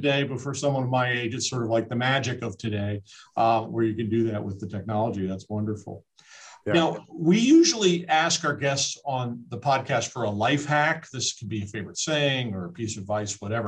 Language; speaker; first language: English; native; English